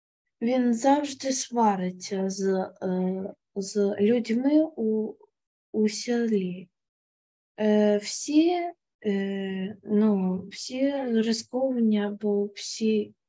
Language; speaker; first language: Ukrainian; non-native, local second language; Russian